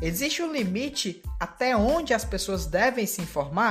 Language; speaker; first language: Portuguese; native; Portuguese